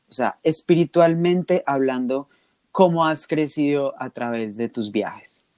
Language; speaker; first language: Spanish; native; Spanish